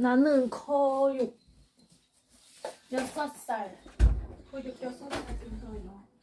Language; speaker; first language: Korean; non-native, learner; Thai